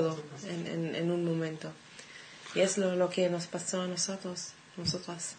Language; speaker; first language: Spanish; non-native, fluent; Hebrew